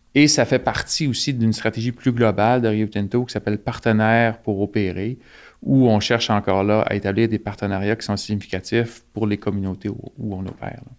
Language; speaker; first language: French; native; French